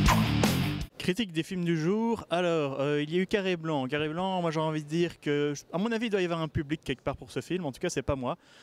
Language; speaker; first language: French; native; French